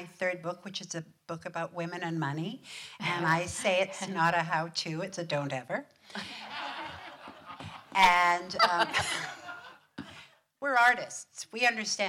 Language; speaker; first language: English; native; English